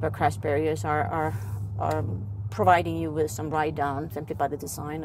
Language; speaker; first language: English; non-native, fluent; Swedish